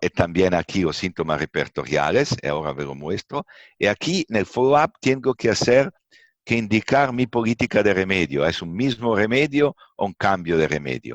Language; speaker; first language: Spanish; non-native, fluent; Italian